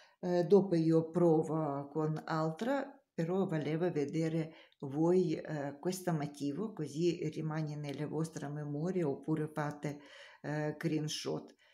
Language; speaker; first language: Italian; non-native, learner; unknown